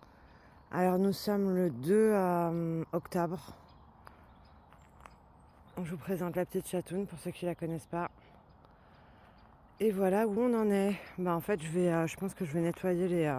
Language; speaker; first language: French; native; French